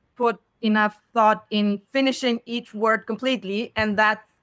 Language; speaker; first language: English; non-native, fluent; Romanian